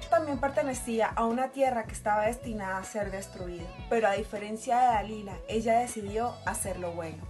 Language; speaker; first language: Spanish; native; Spanish